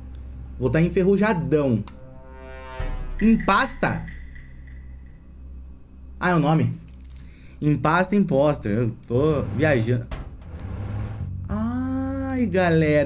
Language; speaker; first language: Portuguese; native; Portuguese